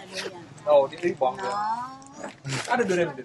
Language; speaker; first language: English; non-native, learner; Indonesian